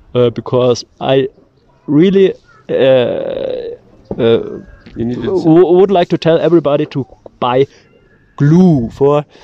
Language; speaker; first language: English; non-native, learner; German